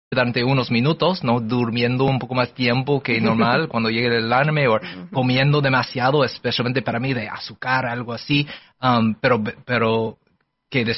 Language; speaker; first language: Spanish; non-native, fluent; English